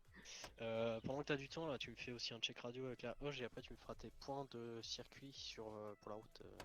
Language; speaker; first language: French; native; French